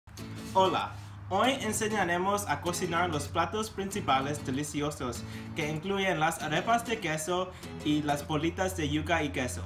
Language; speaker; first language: Spanish; non-native, learner; English